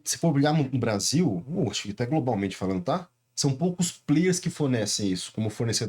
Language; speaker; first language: Portuguese; native; Portuguese